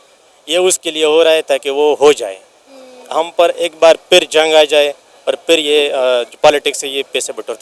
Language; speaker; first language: Hindi; non-native, local second language; Pashto